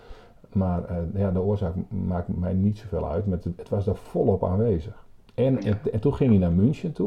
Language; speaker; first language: Dutch; native; Dutch